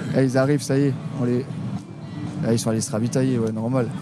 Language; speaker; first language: French; native; French